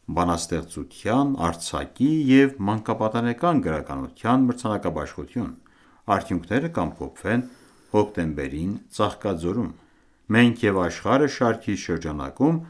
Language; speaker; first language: Armenian; native; Armenian